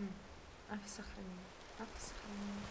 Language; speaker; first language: Russian; native; Russian